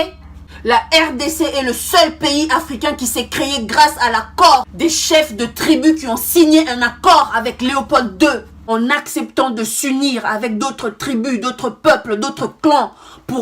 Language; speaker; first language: French; non-native, local second language; Kongo